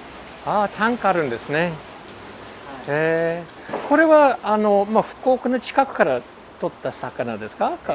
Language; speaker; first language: Japanese; non-native, fluent; English